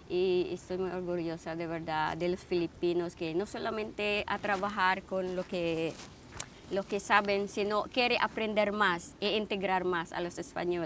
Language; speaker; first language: Spanish; non-native, fluent; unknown